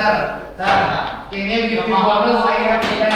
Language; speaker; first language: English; non-native, learner; Indonesian